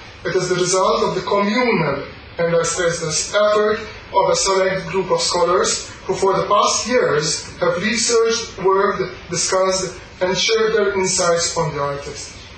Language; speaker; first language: English; non-native, local second language; Maltese